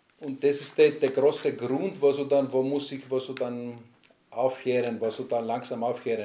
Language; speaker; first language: German; non-native, learner; Greek